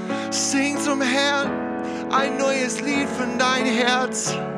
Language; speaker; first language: German; non-native, learner; English